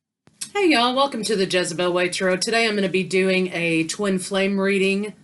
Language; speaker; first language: English; native; English